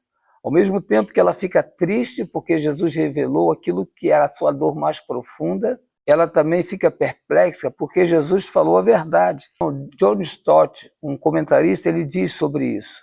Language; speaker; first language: Portuguese; native; Portuguese